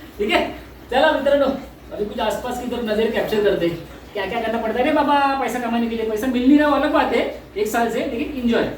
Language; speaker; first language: Hindi; non-native, local second language; Marathi